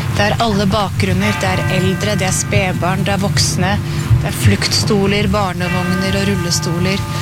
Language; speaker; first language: Norwegian; native; Norwegian